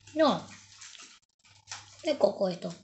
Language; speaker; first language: Spanish; native; Spanish